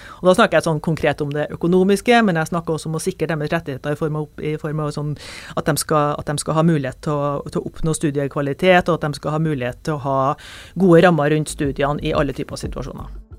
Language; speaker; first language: Norwegian; native; Norwegian